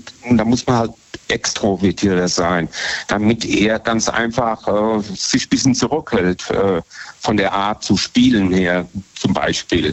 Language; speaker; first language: German; native; German